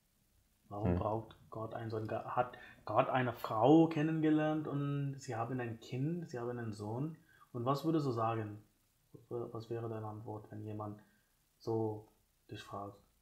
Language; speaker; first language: German; non-native, fluent; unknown